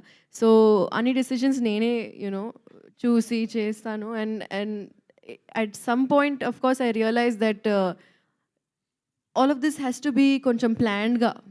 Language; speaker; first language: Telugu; non-native, local second language; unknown